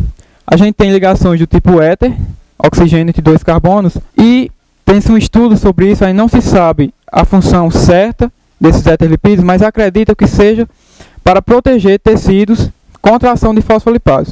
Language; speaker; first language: Portuguese; native; Portuguese